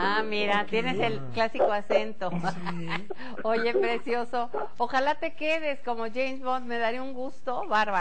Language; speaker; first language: Spanish; native; Spanish